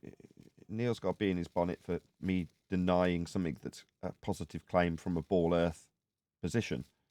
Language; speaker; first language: English; native; English